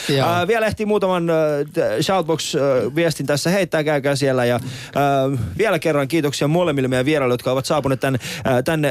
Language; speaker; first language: Finnish; early bilingual, other home language; Persian